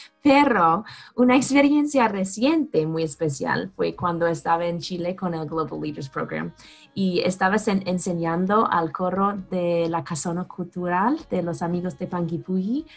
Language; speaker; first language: Spanish; non-native, fluent; English